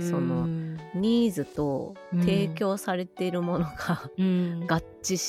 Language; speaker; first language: Japanese; native; Japanese